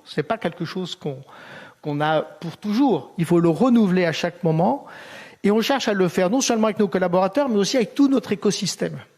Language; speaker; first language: French; native; French